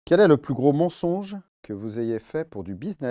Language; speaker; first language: French; native; French